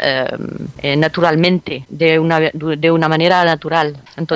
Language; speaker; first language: Spanish; non-native, fluent; French